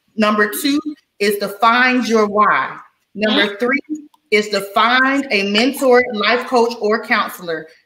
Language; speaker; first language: English; native; English